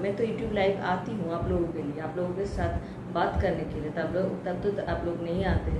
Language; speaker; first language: Hindi; non-native, local second language; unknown